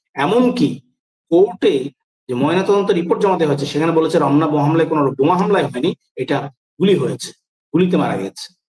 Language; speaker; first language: Bangla; native; Bangla